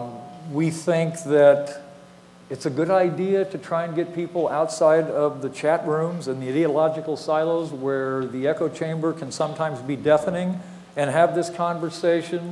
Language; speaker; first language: English; native; English